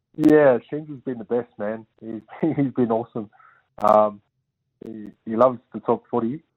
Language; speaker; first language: English; native; English